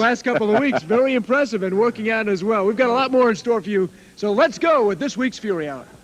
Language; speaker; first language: English; native; English